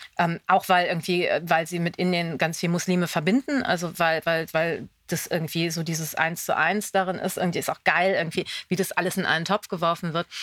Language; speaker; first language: German; native; German